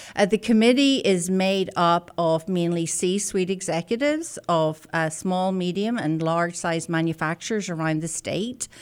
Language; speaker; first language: English; native; English